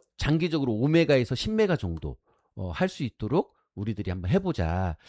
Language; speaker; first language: Korean; native; Korean